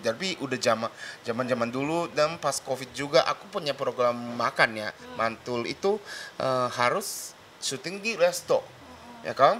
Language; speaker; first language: Indonesian; non-native, fluent; Japanese